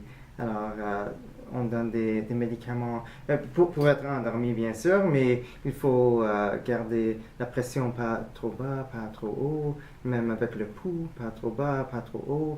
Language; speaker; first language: French; non-native, fluent; English